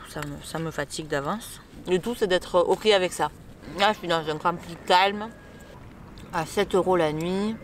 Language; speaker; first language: French; native; French